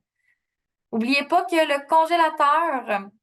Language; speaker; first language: French; native; French